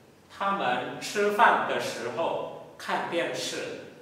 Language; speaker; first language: Chinese; non-native, fluent; Indonesian